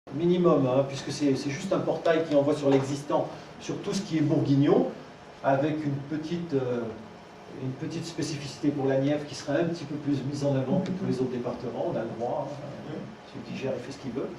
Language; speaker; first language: French; native; French